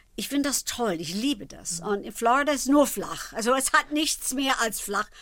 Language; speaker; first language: German; non-native, fluent; English